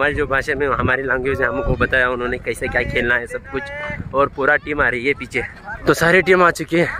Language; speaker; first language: Hindi; native; Hindi